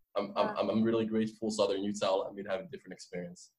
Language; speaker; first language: English; non-native, fluent; French